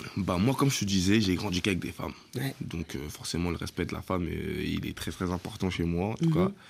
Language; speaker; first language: French; native; French